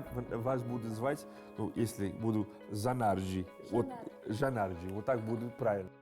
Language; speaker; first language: Russian; non-native, learner; Hindi